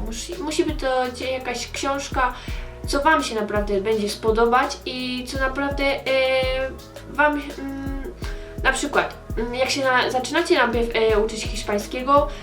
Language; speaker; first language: Polish; early bilingual, heritage; Polish